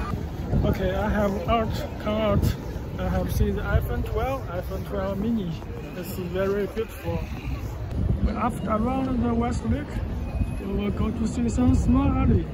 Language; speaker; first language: English; non-native, learner; Chinese